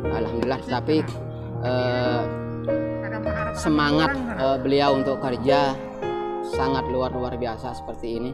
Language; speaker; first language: Indonesian; non-native, local second language; Sasak